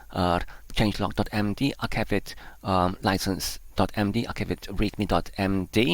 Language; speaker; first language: Welsh; non-native, learner; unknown